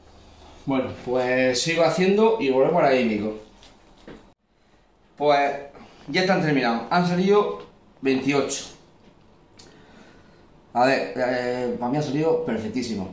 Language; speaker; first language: Spanish; native; Spanish